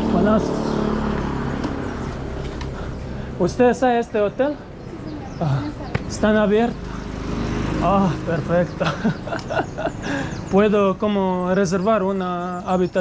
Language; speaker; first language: Spanish; non-native, learner; Croatian